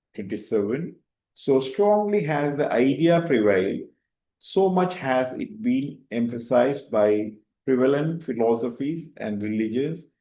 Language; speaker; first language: English; non-native, local second language; Tamil